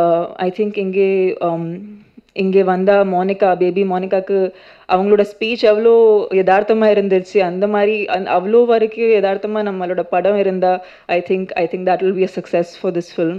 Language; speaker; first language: Tamil; non-native, fluent; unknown